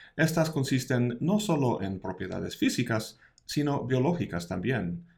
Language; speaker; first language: Spanish; non-native, fluent; English